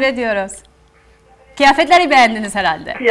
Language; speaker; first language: Turkish; non-native, fluent; Albanian